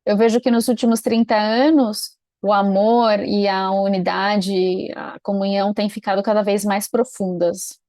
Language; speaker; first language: Portuguese; native; Portuguese